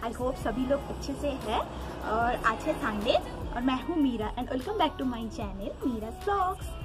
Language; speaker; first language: Hindi; non-native, local second language; Bangla